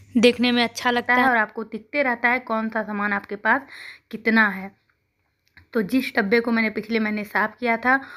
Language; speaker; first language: Hindi; native; Hindi